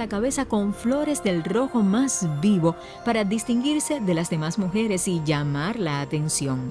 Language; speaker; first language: Spanish; native; Spanish